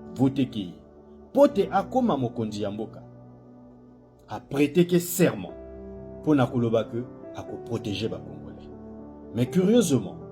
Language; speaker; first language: Lingala; native; Lingala